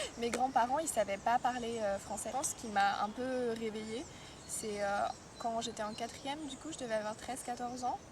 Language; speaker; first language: French; early bilingual, other home language; Chinese